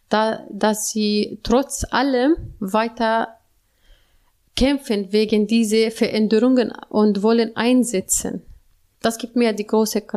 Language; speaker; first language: German; non-native, learner; Arabic